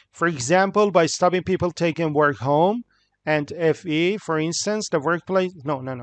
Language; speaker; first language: English; non-native, fluent; Persian